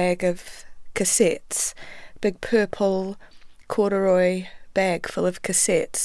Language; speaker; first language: English; native; English